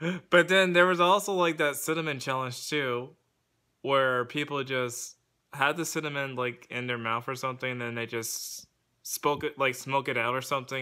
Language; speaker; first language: English; native; English